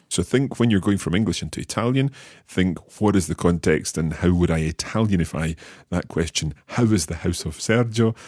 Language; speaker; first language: English; native; English